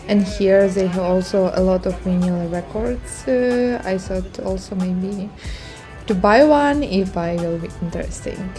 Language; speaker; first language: English; non-native, learner; Ukrainian